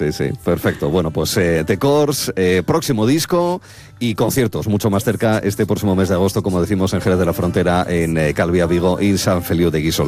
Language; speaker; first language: Spanish; native; Spanish